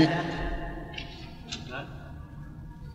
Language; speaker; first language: Arabic; native; Arabic